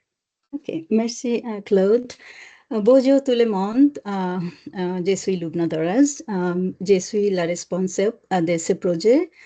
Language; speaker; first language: French; non-native, learner; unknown